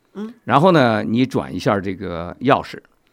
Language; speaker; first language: Chinese; native; Chinese